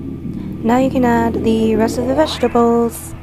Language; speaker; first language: English; native; English